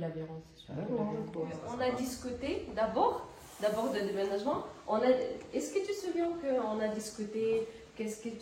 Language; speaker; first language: French; non-native, learner; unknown